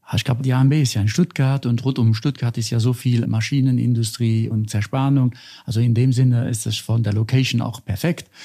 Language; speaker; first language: German; non-native, local second language; Luxembourgish